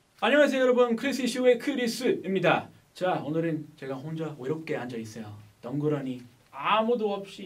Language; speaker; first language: Korean; non-native, fluent; English